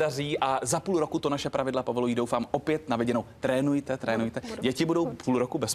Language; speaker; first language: Czech; native; Czech